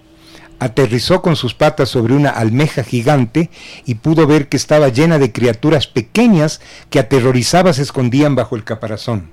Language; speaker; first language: Spanish; native; Spanish